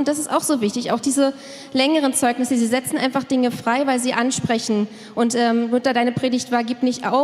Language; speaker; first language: German; native; German